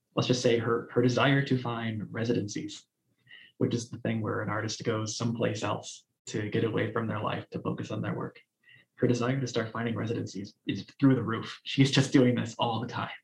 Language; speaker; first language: English; native; English